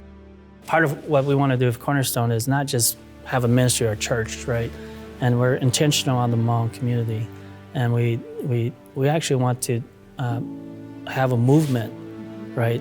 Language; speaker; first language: English; early bilingual, other home language; Hmong